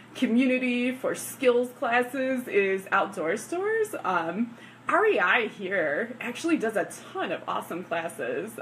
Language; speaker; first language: English; native; English